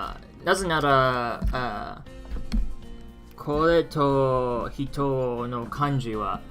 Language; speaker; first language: Japanese; non-native, learner; English